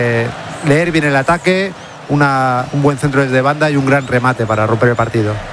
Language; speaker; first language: Spanish; native; Spanish